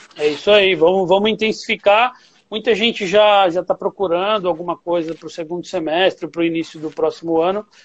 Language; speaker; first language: Portuguese; native; Portuguese